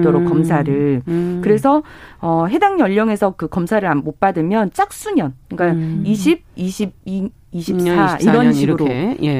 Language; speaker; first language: Korean; native; Korean